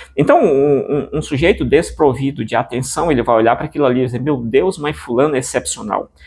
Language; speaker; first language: Portuguese; native; Portuguese